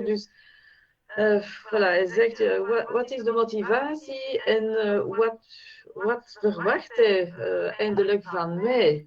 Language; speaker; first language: Dutch; non-native, fluent; French